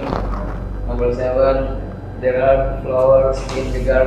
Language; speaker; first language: English; non-native, learner; Indonesian